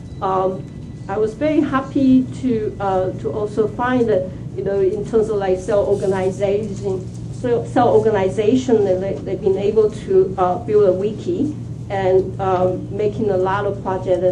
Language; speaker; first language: English; non-native, fluent; Chinese